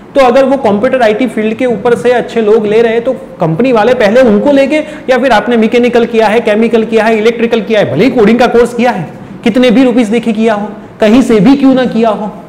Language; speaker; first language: Hindi; non-native, local second language; Gujarati